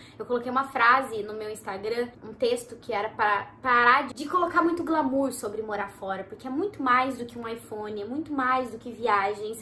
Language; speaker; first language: Portuguese; native; Portuguese